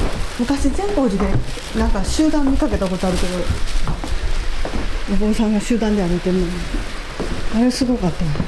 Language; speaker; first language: Japanese; native; Japanese